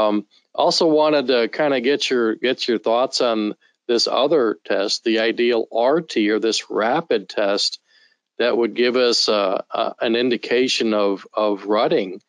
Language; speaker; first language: English; native; English